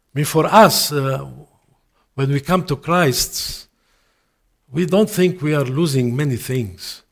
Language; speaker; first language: English; non-native, fluent; Arabic